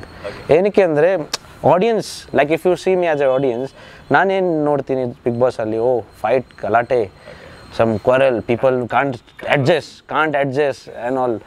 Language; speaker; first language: Kannada; non-native, learner; Nepali